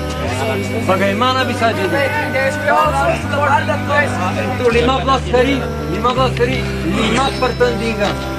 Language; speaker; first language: Indonesian; non-native, fluent; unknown